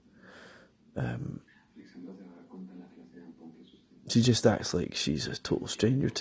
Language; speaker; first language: English; native; English